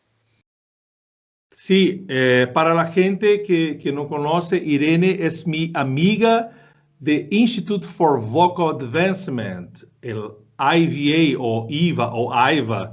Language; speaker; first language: Spanish; non-native, fluent; Portuguese